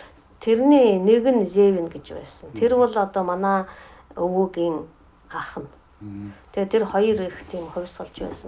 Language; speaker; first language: Mongolian; non-native, fluent; Russian